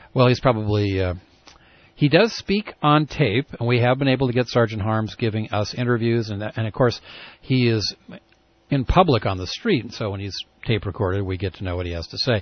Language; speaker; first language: English; native; English